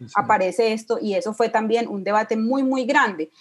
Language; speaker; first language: Spanish; native; Spanish